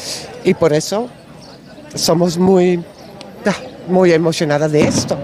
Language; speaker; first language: Spanish; non-native, learner; Dutch